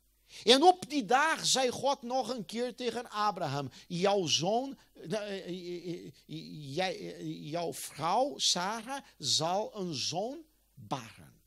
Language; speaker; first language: Dutch; non-native, fluent; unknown